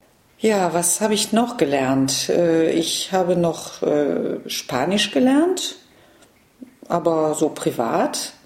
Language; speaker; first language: German; non-native, fluent; French